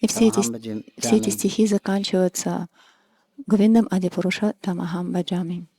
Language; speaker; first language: Russian; native; Russian